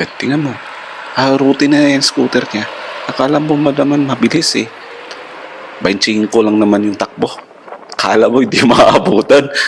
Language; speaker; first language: Filipino; non-native, local second language; Hiligaynon